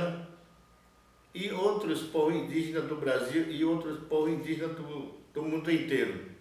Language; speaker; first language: Portuguese; non-native, local second language; Yanomámi